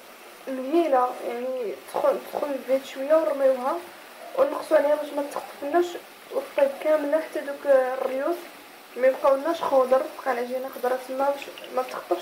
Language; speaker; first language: Arabic; native; Arabic